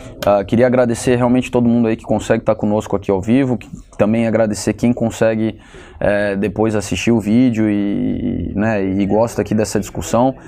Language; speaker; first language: Portuguese; native; Portuguese